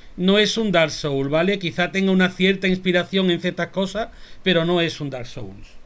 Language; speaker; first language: Spanish; native; Spanish